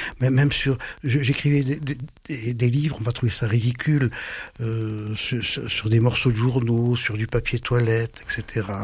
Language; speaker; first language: French; early bilingual, other home language; German